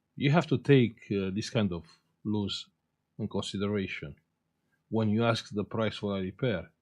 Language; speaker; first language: English; non-native, fluent; Romanian